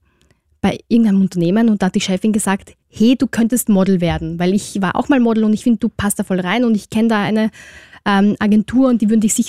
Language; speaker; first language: German; native; German